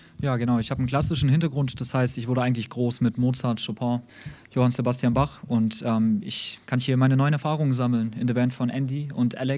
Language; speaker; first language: German; early bilingual, other home language; Russian